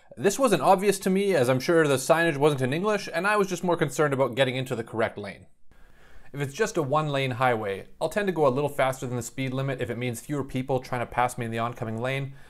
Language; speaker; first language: English; native; English